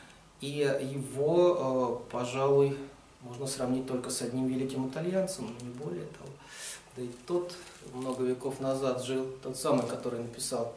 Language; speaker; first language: Russian; native; Russian